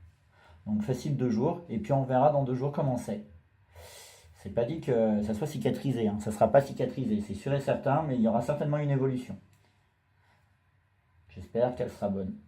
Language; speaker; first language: French; native; French